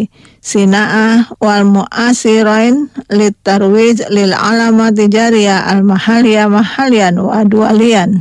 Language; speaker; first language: Arabic; non-native, fluent; Indonesian